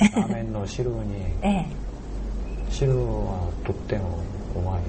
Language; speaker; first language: Japanese; non-native, learner; Korean